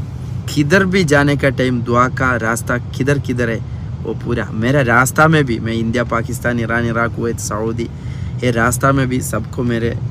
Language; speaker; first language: Hindi; non-native, local second language; Malayalam